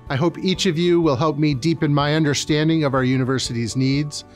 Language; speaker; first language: English; native; English